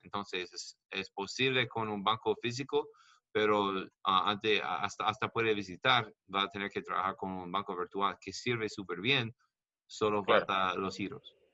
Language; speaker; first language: Spanish; non-native, learner; English